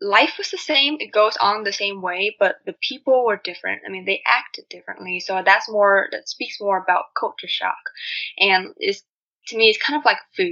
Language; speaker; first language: English; non-native, fluent; Vietnamese